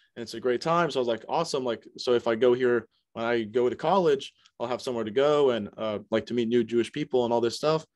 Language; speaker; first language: English; native; English